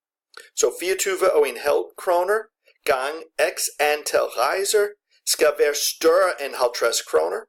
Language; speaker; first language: Danish; non-native, fluent; English